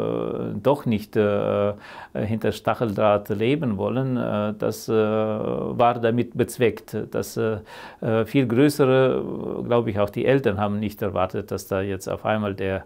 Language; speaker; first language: German; early bilingual, heritage; German